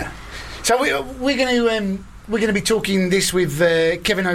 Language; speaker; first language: English; native; English